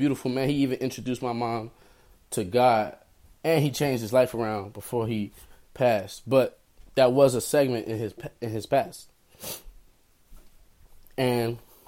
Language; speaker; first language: English; native; English